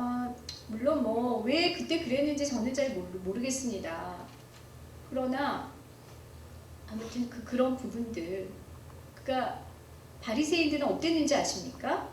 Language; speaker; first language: Korean; native; Korean